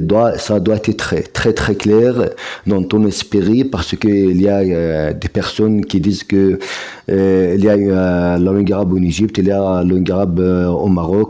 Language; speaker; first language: French; non-native, fluent; Arabic